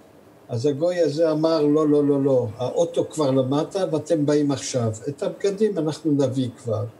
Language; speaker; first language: Hebrew; early bilingual, other home language; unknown